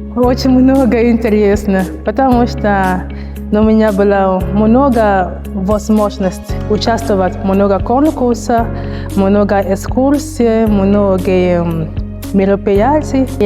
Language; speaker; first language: Russian; non-native, learner; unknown